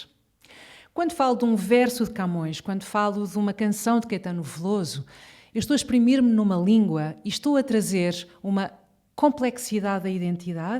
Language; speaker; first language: Portuguese; native; Portuguese